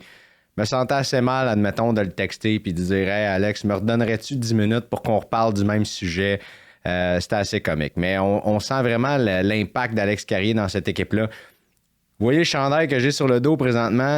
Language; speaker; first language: French; native; French